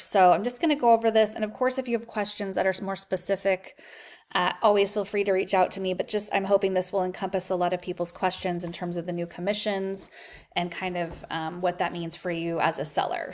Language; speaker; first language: English; native; English